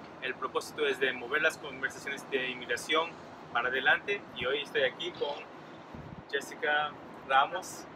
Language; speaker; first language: Spanish; early bilingual, other home language; English